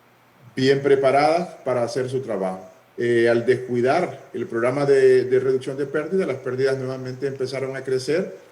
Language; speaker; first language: Spanish; native; Spanish